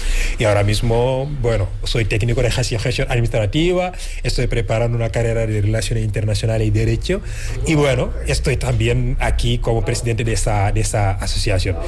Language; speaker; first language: Spanish; non-native, fluent; Wolof